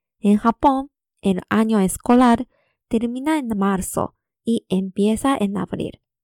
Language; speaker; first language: Spanish; non-native, fluent; Japanese